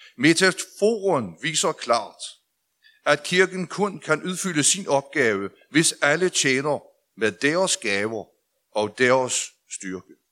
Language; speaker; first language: Danish; native; Danish